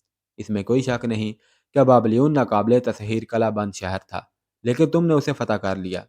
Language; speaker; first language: Urdu; native; Urdu